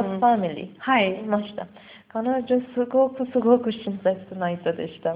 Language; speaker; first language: Japanese; non-native, learner; Persian